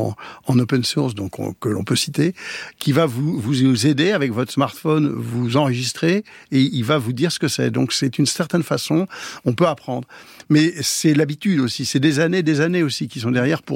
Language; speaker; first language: French; native; French